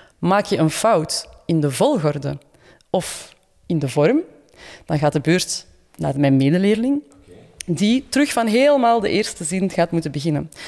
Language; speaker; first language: Dutch; native; Dutch